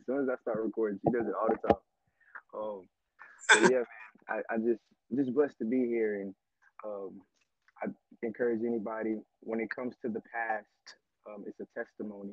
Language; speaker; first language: English; native; English